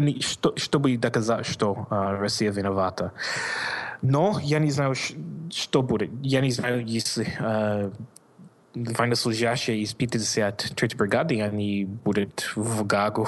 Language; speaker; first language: Russian; non-native, learner; English